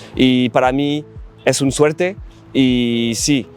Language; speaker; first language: Spanish; non-native, learner; French